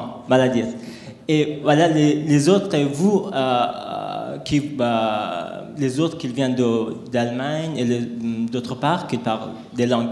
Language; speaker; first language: French; non-native, learner; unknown